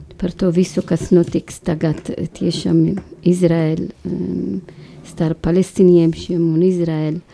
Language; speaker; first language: Latvian; non-native, fluent; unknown